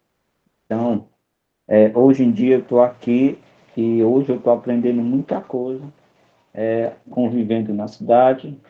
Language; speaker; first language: Portuguese; non-native, local second language; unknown